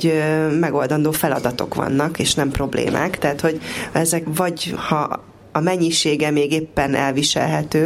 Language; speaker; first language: Hungarian; native; Hungarian